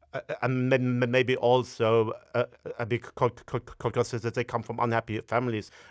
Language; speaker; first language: English; non-native, fluent; Luxembourgish